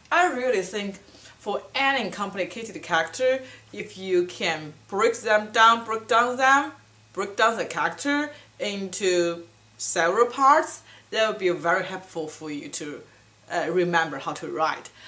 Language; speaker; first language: English; non-native, fluent; Chinese